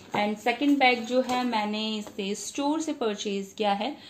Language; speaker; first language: Hindi; non-native, local second language; Bangla